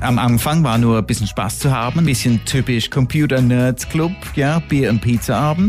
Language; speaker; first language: German; non-native, fluent; English